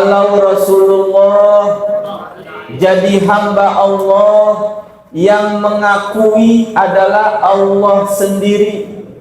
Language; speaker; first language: Indonesian; native; Indonesian